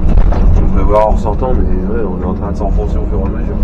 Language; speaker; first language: French; native; French